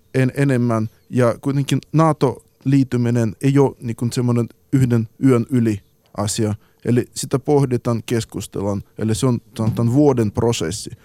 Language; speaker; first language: Finnish; non-native, fluent; Ukrainian